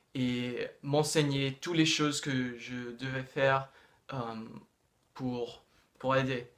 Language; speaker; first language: French; non-native, fluent; English